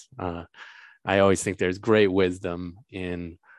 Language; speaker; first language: English; native; English